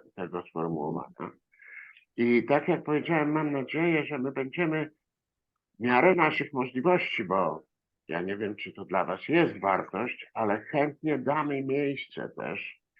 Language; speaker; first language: Polish; native; Polish